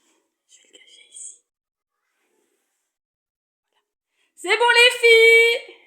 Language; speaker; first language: French; native; French